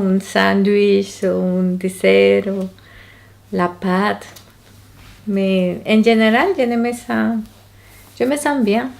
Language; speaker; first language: French; non-native, learner; Spanish